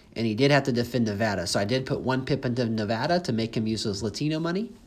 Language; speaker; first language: English; native; English